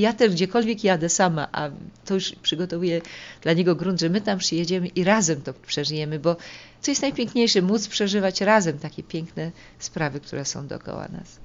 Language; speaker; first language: Polish; native; Polish